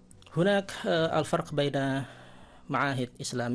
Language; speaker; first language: Arabic; non-native, fluent; Indonesian